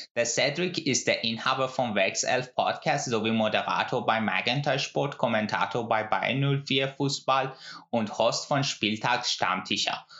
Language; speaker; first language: German; non-native, fluent; Persian